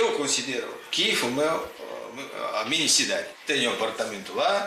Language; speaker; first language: Portuguese; non-native, fluent; Russian